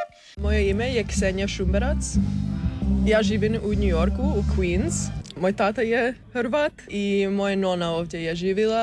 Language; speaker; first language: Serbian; early bilingual, heritage; English